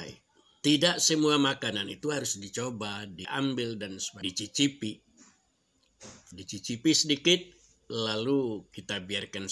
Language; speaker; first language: Indonesian; non-native, local second language; Minangkabau